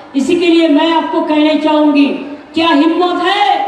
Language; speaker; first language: Hindi; non-native, local second language; Bangla